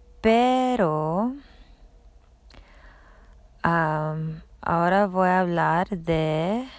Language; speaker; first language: Spanish; non-native, learner; English